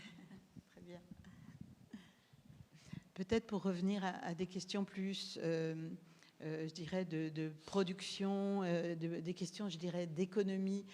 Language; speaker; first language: French; native; French